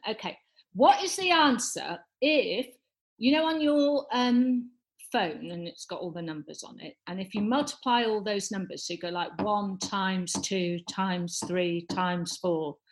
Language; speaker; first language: English; native; English